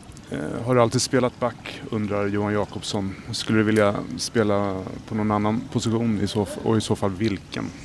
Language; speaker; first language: Swedish; native; Swedish